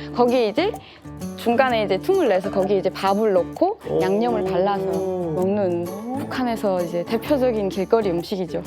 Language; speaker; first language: Korean; native; Korean